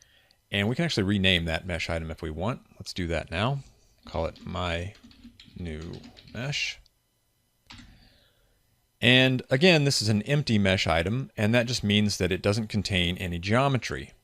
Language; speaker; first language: English; native; English